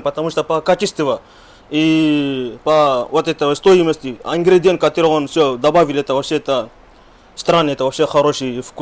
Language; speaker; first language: Russian; non-native, learner; Kyrgyz